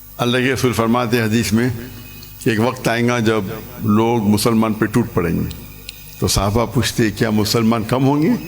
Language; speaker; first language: Urdu; non-native, local second language; English